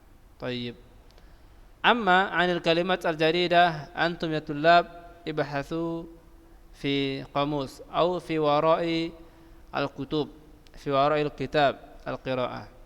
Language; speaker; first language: Arabic; non-native, fluent; Indonesian